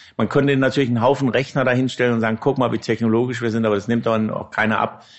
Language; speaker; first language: German; non-native, fluent; Danish